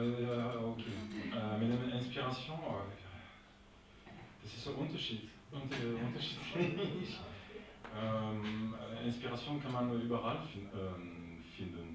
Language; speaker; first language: German; non-native, local second language; French